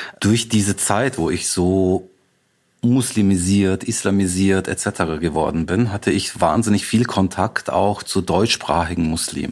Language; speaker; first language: German; native; German